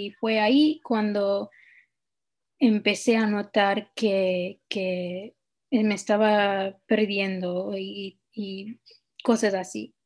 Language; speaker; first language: Spanish; early bilingual, heritage; Spanish